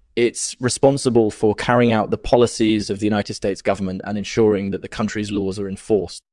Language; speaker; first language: English; native; English